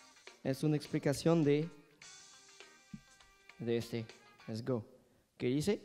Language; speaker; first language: Spanish; non-native, learner; French